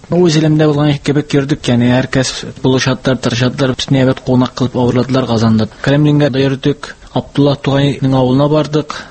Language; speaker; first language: Tatar; early bilingual, heritage; Tatar